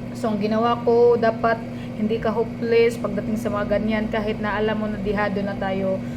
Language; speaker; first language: Filipino; non-native, local second language; Cebuano